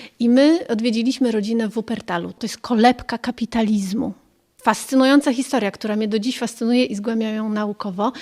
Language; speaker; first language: Polish; native; Polish